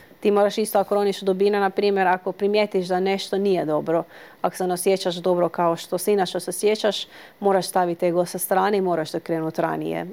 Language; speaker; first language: Croatian; early bilingual, heritage; Croatian